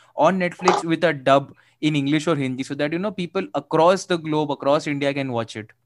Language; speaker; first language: English; non-native, local second language; Marathi